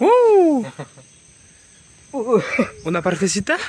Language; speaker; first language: Spanish; non-native, learner; French